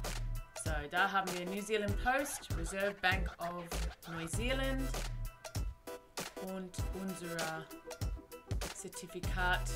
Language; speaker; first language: German; non-native, learner; English